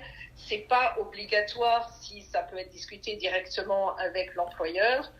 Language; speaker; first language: French; native; French